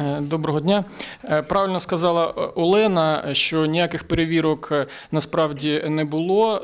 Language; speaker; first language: Ukrainian; native; Ukrainian